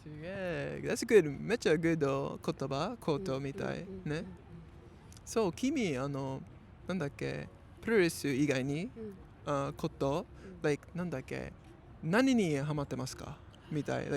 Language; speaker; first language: Japanese; non-native, learner; English